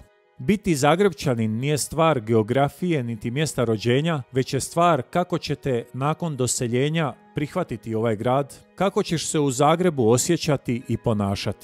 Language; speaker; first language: Croatian; native; Croatian